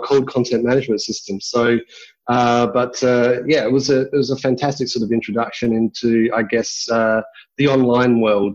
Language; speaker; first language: English; native; English